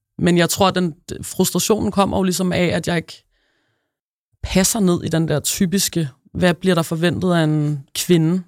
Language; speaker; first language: Danish; native; Danish